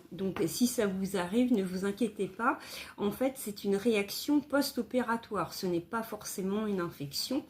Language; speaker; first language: French; native; French